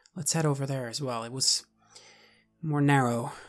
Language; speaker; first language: English; non-native, fluent; Swedish